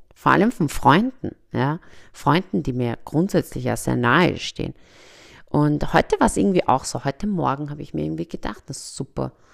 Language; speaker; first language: German; early bilingual, other home language; Persian